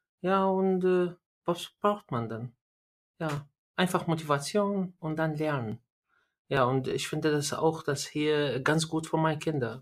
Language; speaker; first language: German; non-native, learner; Arabic